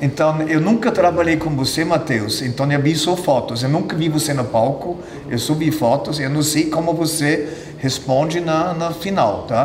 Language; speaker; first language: Portuguese; non-native, fluent; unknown